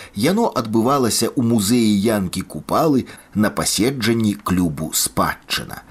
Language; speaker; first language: Belarusian; native; Belarusian